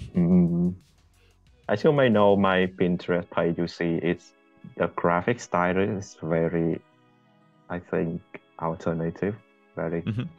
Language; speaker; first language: English; non-native, fluent; Vietnamese